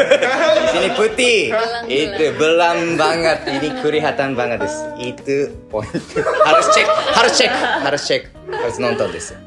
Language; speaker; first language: Indonesian; non-native, learner; Japanese